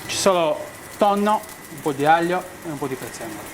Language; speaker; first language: Italian; native; Italian